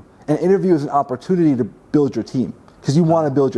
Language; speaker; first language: English; native; English